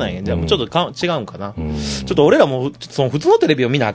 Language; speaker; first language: Japanese; native; Japanese